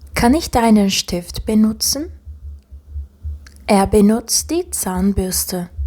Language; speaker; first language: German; non-native, fluent; Turkish